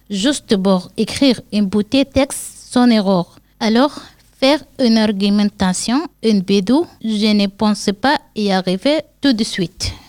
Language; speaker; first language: French; non-native, learner; Arabic